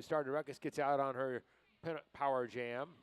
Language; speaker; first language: English; native; English